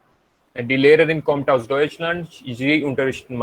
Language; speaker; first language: German; non-native, fluent; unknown